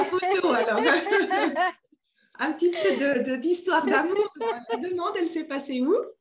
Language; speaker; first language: French; native; French